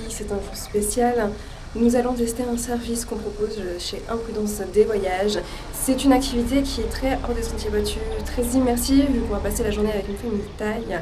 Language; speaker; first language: French; native; French